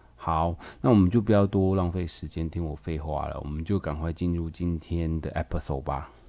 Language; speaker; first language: Chinese; native; Chinese